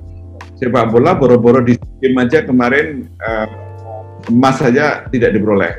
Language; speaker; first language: Indonesian; native; Indonesian